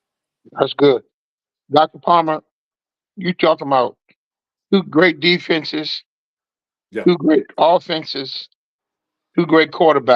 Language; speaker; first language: English; native; English